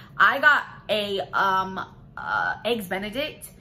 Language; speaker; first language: English; native; English